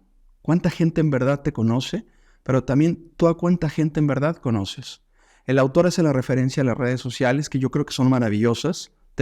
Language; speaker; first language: Spanish; native; Spanish